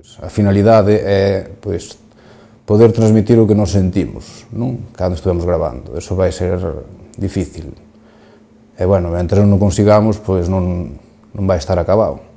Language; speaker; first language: Galician; native; Galician